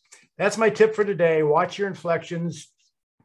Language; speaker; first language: English; native; English